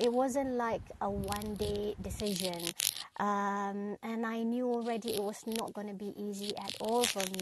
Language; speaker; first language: English; non-native, local second language; Malay